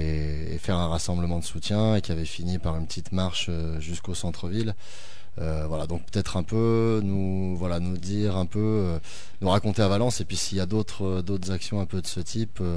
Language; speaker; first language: French; native; French